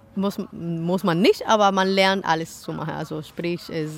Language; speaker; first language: German; non-native, fluent; Spanish